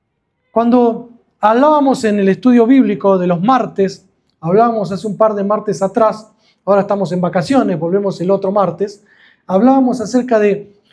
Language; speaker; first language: Spanish; native; Spanish